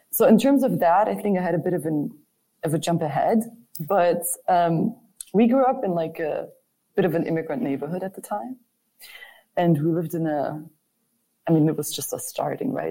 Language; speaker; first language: English; non-native, fluent; German